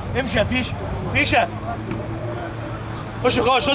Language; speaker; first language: Arabic; native; Arabic